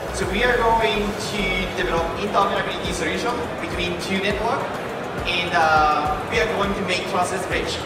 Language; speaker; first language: English; non-native, fluent; Japanese